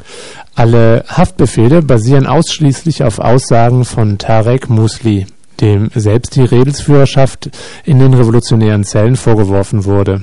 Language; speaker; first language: German; native; German